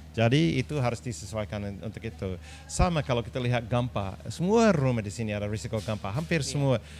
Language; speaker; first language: Indonesian; non-native, fluent; English